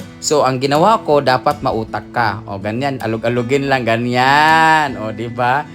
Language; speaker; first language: Filipino; non-native, local second language; Cebuano